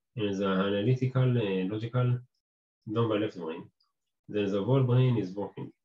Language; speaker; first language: English; non-native, fluent; Hebrew